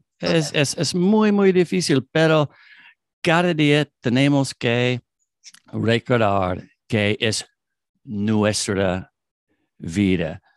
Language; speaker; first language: Spanish; non-native, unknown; English